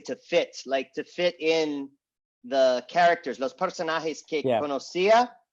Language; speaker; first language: Spanish; non-native, learner; English